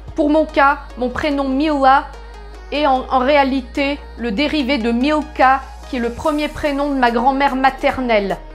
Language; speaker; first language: French; native; French